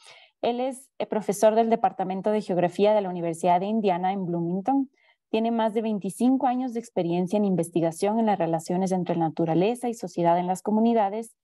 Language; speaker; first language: Spanish; native; Spanish